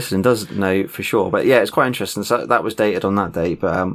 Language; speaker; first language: English; native; English